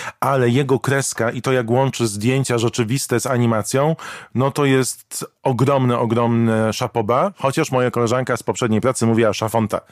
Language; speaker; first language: Polish; native; Polish